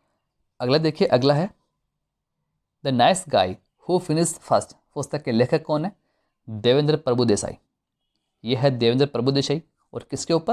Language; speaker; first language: Hindi; native; Hindi